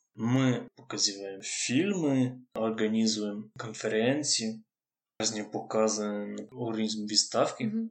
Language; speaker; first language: Russian; non-native, fluent; French